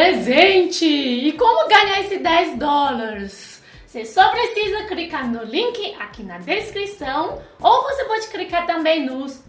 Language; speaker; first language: Portuguese; non-native, fluent; Chinese